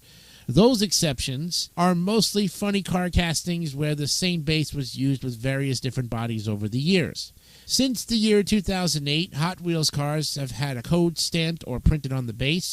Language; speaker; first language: English; native; English